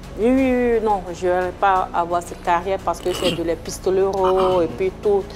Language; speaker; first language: French; native; French